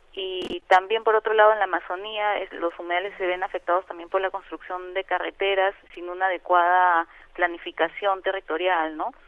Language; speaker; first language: Spanish; native; Spanish